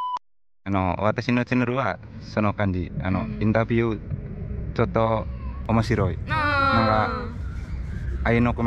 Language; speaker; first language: Japanese; non-native, fluent; Indonesian